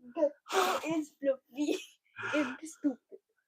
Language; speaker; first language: English; native; English